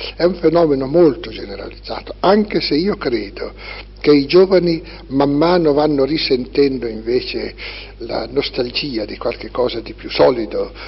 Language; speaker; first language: Italian; native; Italian